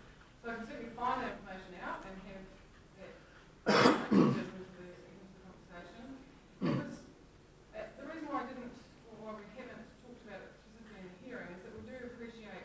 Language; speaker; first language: English; native; English